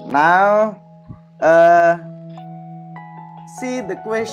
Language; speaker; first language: English; non-native, learner; Indonesian